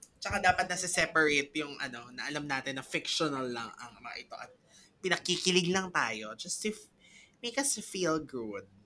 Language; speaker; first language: Filipino; native; Filipino